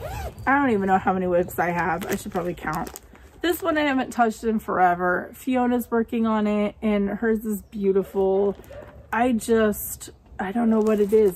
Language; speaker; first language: English; native; English